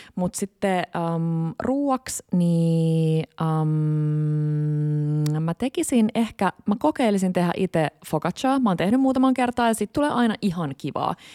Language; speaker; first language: Finnish; native; Finnish